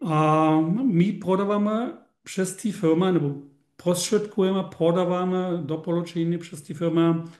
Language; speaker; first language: Czech; non-native, learner; German